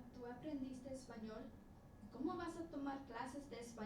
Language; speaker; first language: Spanish; early bilingual, other home language; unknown